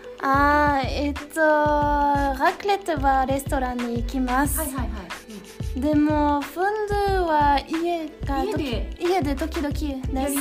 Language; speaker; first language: Japanese; non-native, learner; French